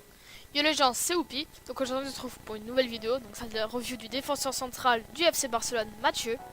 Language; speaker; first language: French; native; French